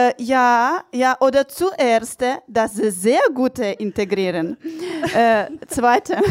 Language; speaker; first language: German; non-native, learner; Ukrainian